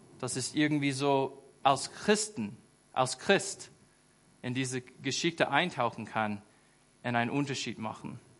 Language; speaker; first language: German; non-native, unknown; English